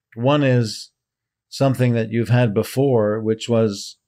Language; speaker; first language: English; early bilingual, heritage; Hebrew